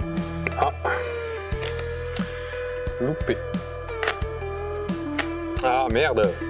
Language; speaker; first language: French; native; French